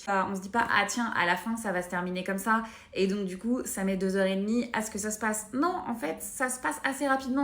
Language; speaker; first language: French; native; French